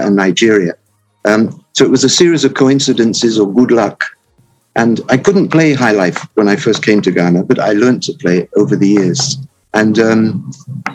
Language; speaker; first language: English; native; English